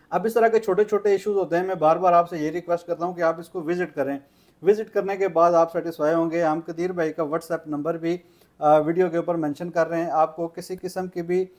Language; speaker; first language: Urdu; non-native, local second language; Punjabi